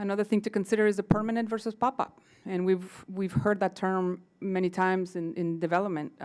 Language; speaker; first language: English; non-native, fluent; Spanish